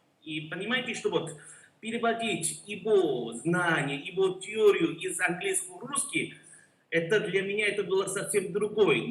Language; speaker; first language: Russian; non-native, learner; Korean